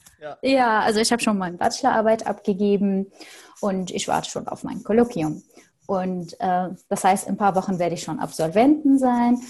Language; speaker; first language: German; non-native, fluent; Arabic